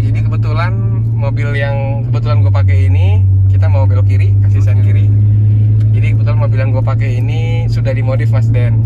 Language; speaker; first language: Indonesian; native; Indonesian